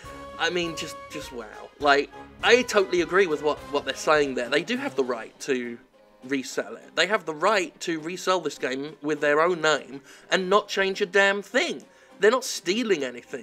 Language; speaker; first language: English; native; English